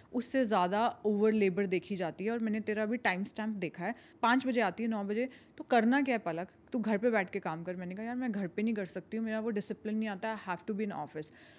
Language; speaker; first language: Hindi; native; Hindi